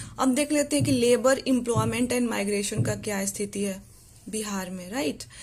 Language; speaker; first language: Hindi; native; Hindi